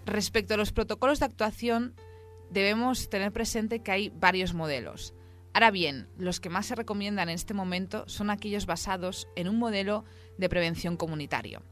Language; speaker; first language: Spanish; native; Spanish